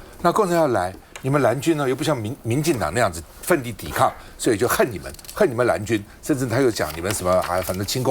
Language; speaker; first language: Chinese; native; Chinese